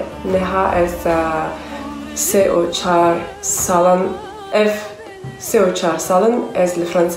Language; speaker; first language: Kurdish; non-native, fluent; French